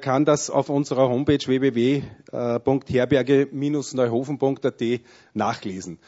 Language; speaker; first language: German; native; German